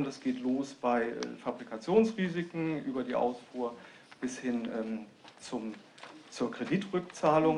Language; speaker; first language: German; native; German